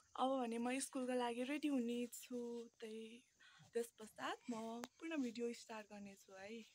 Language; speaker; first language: Nepali; non-native, local second language; Limbu